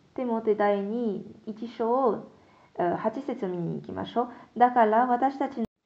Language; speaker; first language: Japanese; non-native, fluent; Korean